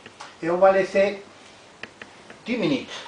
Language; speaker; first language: French; non-native, learner; Italian